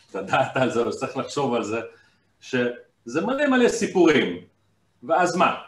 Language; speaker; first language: Hebrew; non-native, fluent; Hungarian